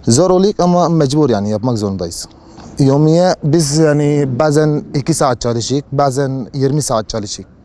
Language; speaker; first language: Turkish; non-native, learner; Arabic